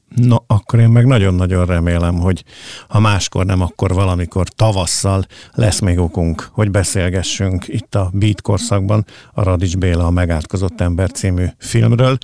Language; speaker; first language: Hungarian; native; Hungarian